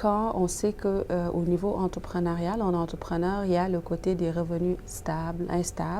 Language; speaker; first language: French; native; French